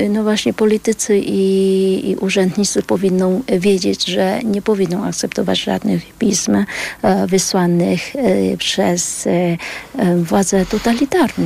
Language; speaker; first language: Polish; early bilingual, other home language; Vietnamese